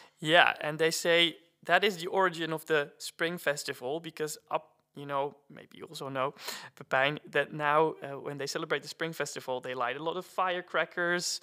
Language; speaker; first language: English; non-native, fluent; Dutch